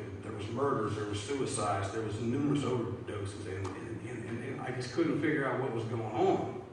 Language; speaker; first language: English; native; English